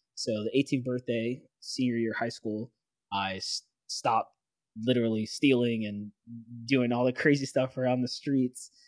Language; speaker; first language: English; native; English